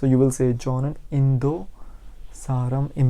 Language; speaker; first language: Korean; non-native, learner; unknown